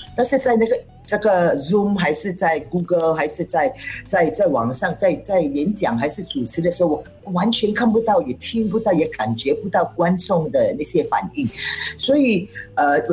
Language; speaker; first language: Chinese; non-native, local second language; Cantonese